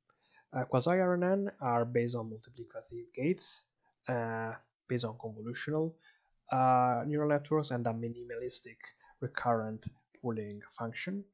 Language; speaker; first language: English; non-native, fluent; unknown